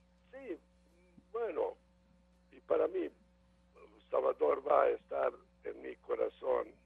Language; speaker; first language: Spanish; non-native, learner; Serbian